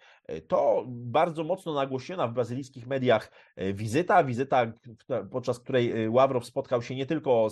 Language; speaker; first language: Polish; native; Polish